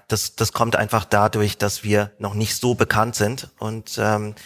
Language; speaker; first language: German; native; German